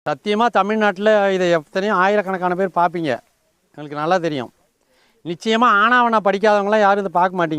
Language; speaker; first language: Tamil; native; Tamil